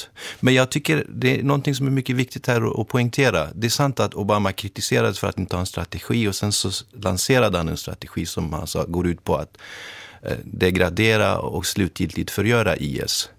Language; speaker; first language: Swedish; native; Swedish